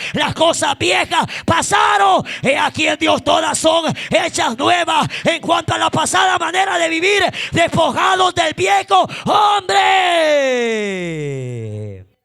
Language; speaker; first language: Spanish; native; Spanish